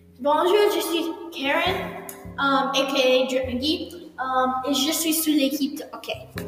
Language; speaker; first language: French; non-native, learner; English